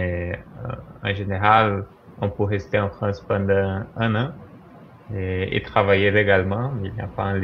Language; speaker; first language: French; non-native, fluent; Portuguese